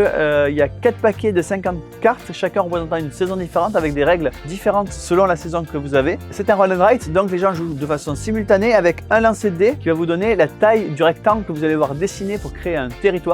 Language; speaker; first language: French; native; French